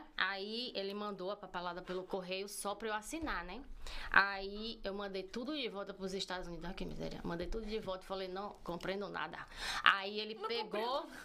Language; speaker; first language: Portuguese; native; Portuguese